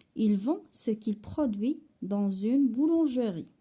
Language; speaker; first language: French; non-native, local second language; Arabic